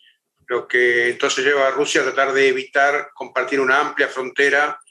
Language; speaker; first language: Spanish; native; Spanish